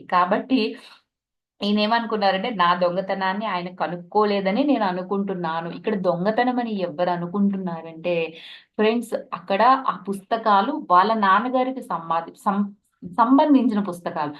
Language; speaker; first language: Telugu; native; Telugu